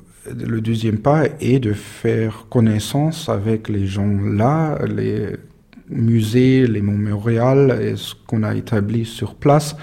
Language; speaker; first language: French; non-native, fluent; German